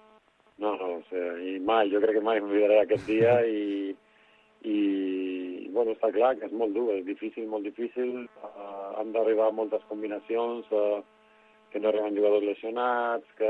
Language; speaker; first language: Catalan; non-native, local second language; Spanish